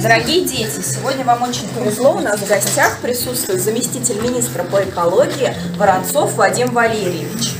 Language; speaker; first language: Russian; native; Russian